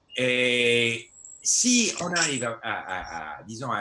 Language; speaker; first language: French; non-native, fluent; English